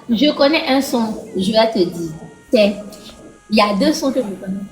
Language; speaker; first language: French; native; French